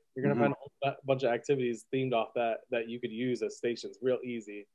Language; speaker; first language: English; native; English